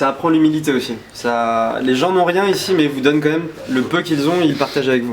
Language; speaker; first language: French; non-native, local second language; Gujarati